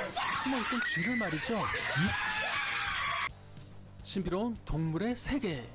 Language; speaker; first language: Korean; native; Korean